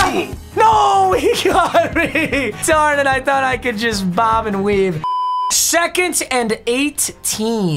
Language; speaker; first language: English; native; English